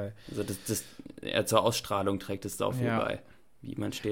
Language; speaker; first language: German; native; German